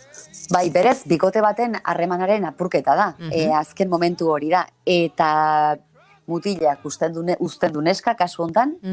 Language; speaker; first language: Basque; native; Basque